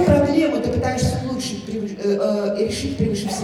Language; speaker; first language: Russian; native; Russian